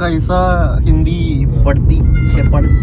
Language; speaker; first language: Hindi; non-native, learner; Malayalam